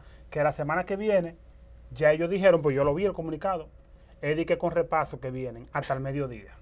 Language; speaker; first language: Spanish; native; Spanish